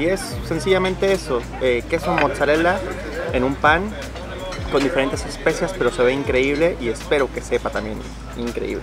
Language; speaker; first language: Spanish; native; Spanish